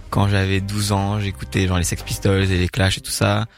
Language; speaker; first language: French; native; French